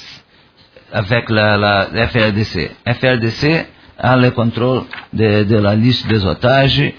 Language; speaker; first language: French; non-native, learner; Portuguese